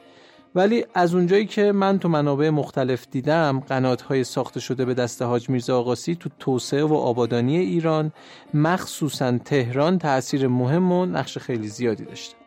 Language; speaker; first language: Persian; native; Persian